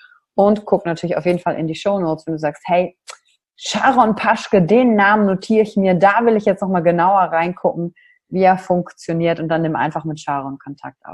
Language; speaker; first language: German; native; German